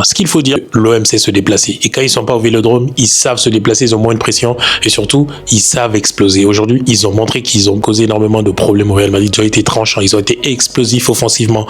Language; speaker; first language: French; native; French